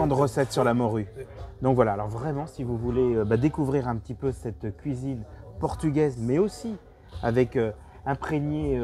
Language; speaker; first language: French; native; French